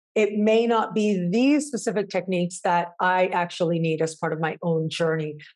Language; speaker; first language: English; native; English